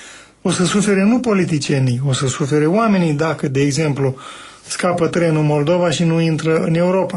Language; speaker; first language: Romanian; native; Romanian